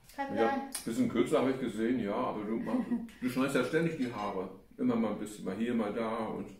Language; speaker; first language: German; native; German